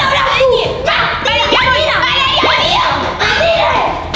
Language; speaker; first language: Spanish; native; Spanish